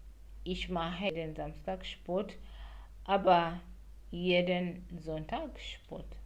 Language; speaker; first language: German; non-native, learner; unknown